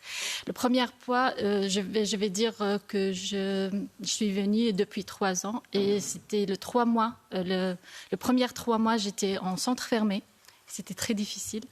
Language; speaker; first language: French; non-native, learner; Arabic